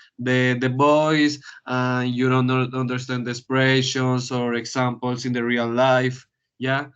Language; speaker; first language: English; non-native, learner; Spanish